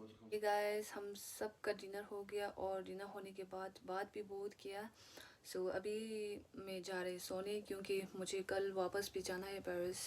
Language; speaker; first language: Hindi; non-native, local second language; Tibetan